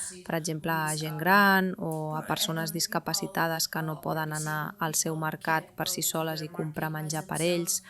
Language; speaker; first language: Catalan; non-native, fluent; Armenian